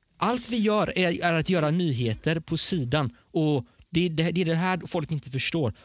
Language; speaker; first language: Swedish; early bilingual, other home language; Persian